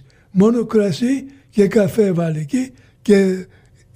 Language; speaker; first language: Greek; early bilingual, heritage; Greek